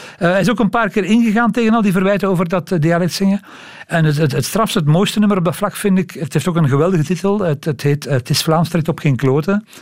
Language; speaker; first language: Dutch; native; Dutch